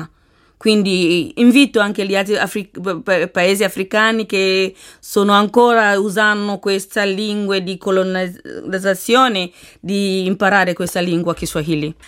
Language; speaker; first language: Italian; non-native, learner; Swahili